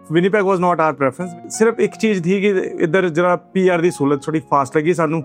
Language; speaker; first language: Punjabi; non-native, local second language; Hindi